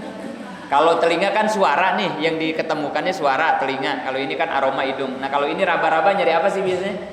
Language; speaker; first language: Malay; non-native, local second language; Sundanese